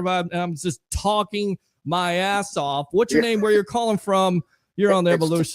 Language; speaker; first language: English; native; English